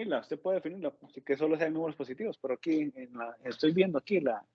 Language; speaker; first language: Spanish; native; Spanish